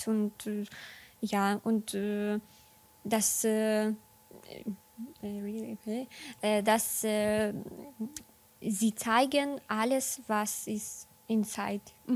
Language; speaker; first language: German; non-native, learner; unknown